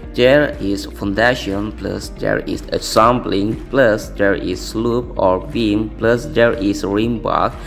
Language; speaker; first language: English; non-native, learner; Indonesian